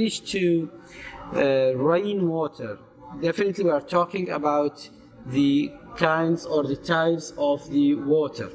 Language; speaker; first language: English; non-native, fluent; Arabic